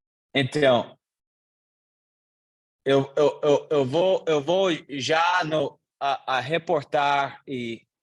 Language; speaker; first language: Portuguese; non-native, learner; English